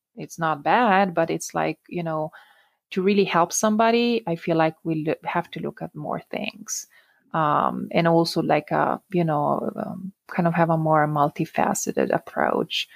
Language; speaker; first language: English; non-native, fluent; Italian